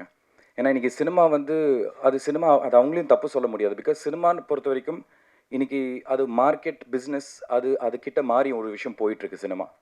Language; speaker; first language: Tamil; native; Tamil